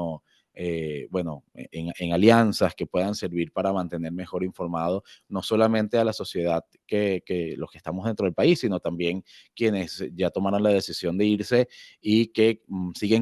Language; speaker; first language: Spanish; native; Spanish